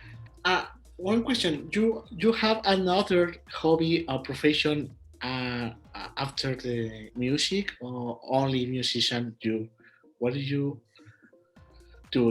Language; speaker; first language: English; non-native, learner; Spanish